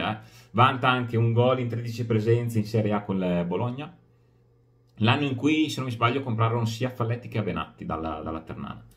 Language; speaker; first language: Italian; native; Italian